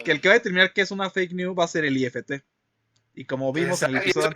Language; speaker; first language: Spanish; native; Spanish